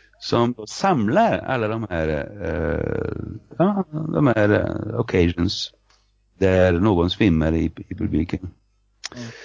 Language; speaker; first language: Swedish; non-native, fluent; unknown